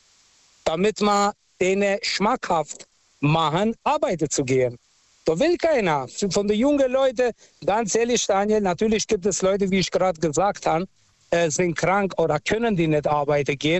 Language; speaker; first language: German; non-native, fluent; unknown